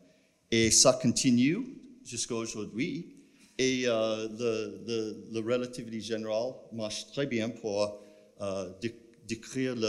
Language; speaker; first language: French; non-native, fluent; English